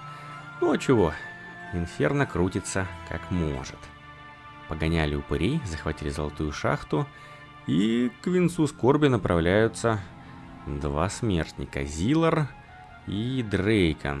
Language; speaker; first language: Russian; native; Russian